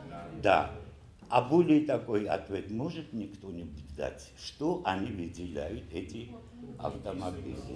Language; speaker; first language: Russian; non-native, local second language; Ossetic